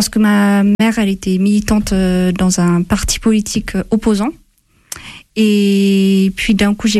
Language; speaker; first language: French; non-native, fluent; Amharic